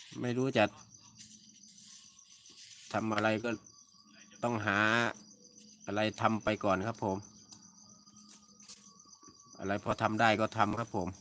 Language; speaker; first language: Thai; native; Thai